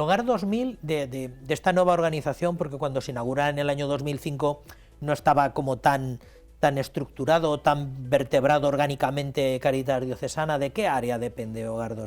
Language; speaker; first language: Spanish; native; Spanish